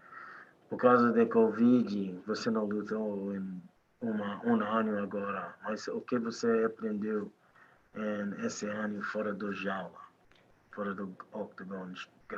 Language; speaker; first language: Portuguese; non-native, fluent; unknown